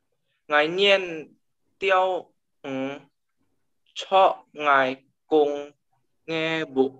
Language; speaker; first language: Chinese; non-native, learner; Indonesian